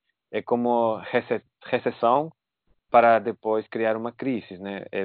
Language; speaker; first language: Portuguese; non-native, fluent; Spanish